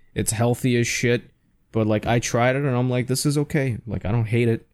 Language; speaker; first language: English; native; English